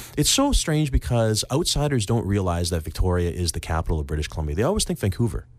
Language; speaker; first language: English; native; English